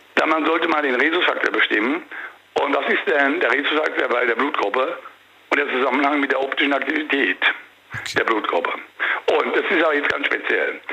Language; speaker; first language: German; native; German